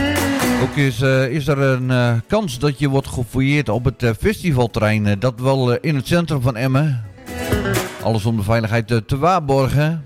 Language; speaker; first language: Dutch; native; Dutch